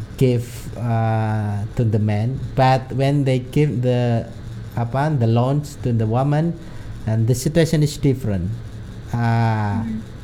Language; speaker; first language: English; non-native, learner; Indonesian